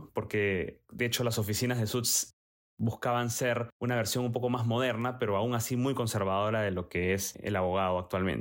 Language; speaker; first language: Spanish; native; Spanish